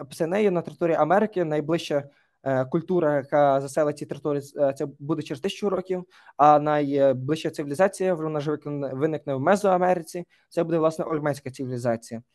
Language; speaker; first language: Ukrainian; native; Ukrainian